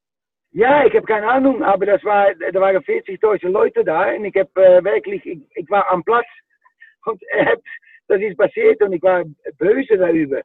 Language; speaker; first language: German; non-native, fluent; Dutch